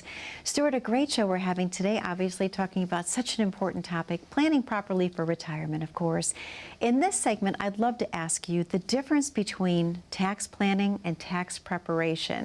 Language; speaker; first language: English; native; English